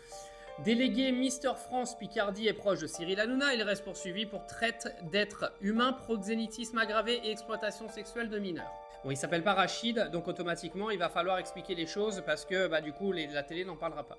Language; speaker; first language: French; native; French